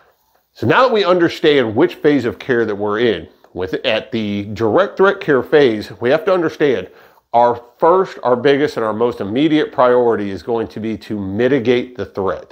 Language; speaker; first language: English; native; English